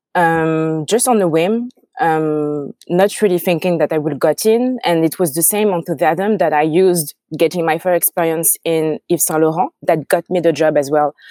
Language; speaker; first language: English; non-native, fluent; French